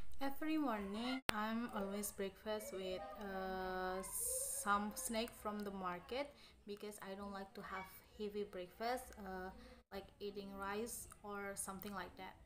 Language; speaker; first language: English; non-native, learner; Indonesian